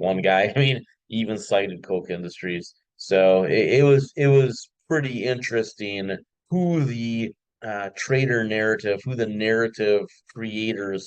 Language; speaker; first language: English; native; English